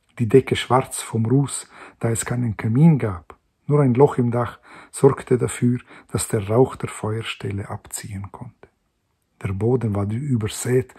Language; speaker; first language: German; non-native, local second language; Romansh